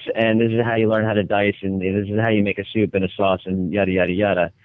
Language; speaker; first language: English; native; English